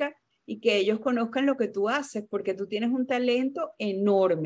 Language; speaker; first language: Spanish; native; Spanish